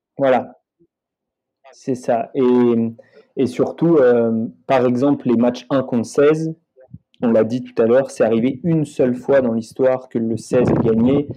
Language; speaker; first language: French; native; French